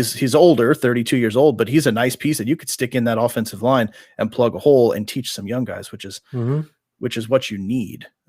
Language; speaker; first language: English; native; English